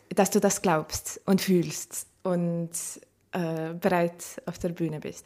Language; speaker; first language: German; non-native, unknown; Estonian